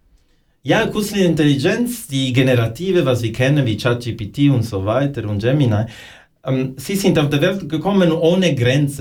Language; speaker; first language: German; non-native, learner; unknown